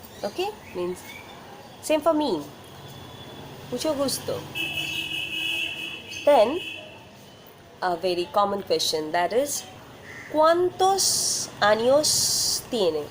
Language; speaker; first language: Spanish; non-native, fluent; Bangla